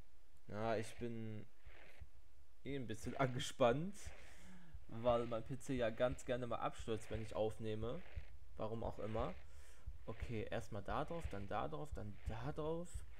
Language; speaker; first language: German; native; German